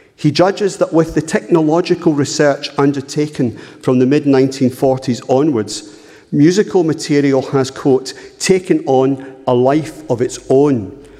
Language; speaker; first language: English; native; English